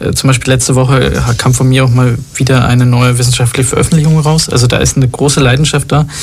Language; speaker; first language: German; early bilingual, other home language; Arabic